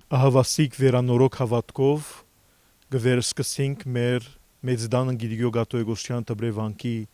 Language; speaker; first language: Armenian; native; Armenian